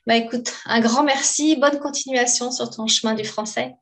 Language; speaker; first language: French; native; French